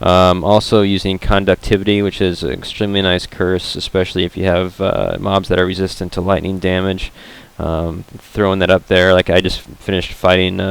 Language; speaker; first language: English; native; English